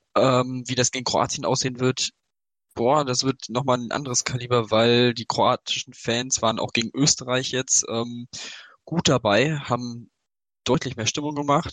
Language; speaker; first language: German; native; German